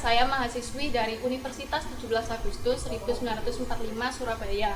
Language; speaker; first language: Indonesian; native; Indonesian